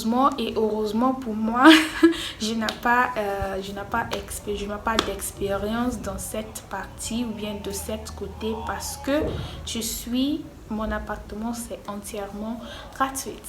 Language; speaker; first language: French; non-native, learner; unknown